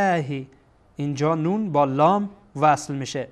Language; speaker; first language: Persian; native; Persian